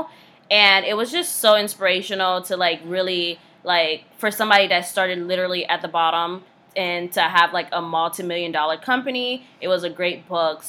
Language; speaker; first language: English; non-native, fluent; Haitian Creole